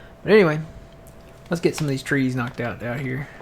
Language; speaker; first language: English; native; English